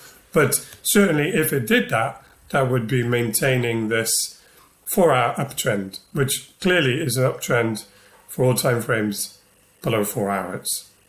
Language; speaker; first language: English; native; English